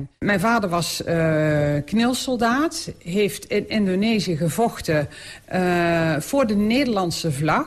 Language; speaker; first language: Dutch; early bilingual, other home language; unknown